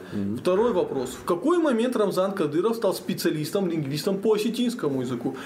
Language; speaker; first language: Russian; native; Russian